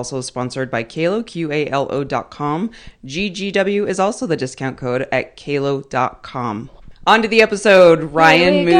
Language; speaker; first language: English; native; English